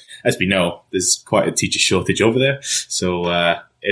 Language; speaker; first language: English; native; English